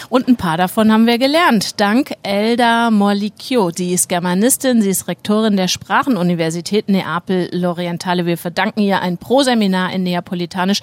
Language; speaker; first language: German; native; German